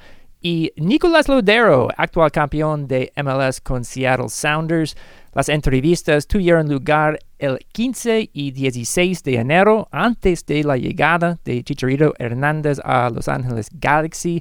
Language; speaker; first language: Spanish; non-native, learner; English